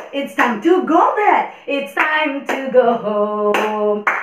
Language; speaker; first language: English; non-native, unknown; Indonesian